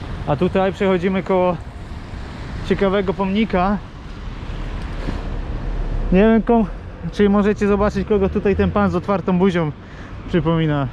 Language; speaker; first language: Polish; native; Polish